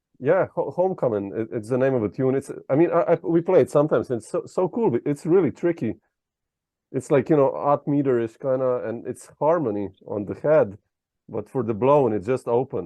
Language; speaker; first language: English; non-native, fluent; Slovenian